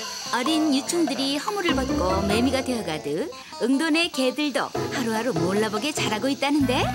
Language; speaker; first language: Korean; native; Korean